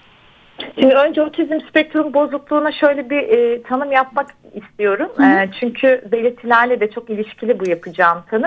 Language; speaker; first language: Turkish; native; Turkish